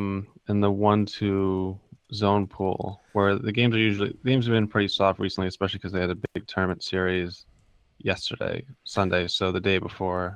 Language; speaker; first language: English; native; English